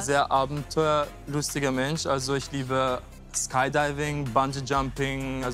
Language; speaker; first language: German; native; German